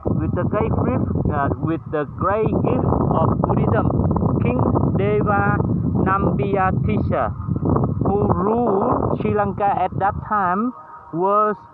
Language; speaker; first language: English; non-native, learner; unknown